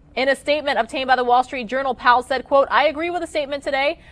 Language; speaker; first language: English; native; English